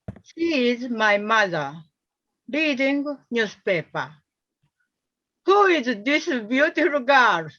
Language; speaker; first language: English; non-native, learner; Japanese